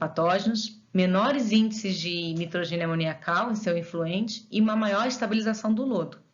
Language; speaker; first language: Portuguese; native; Portuguese